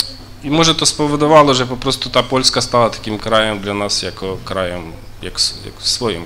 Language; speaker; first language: Polish; early bilingual, other home language; Ukrainian